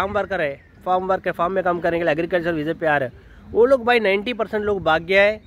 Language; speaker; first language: Hindi; non-native, local second language; Telugu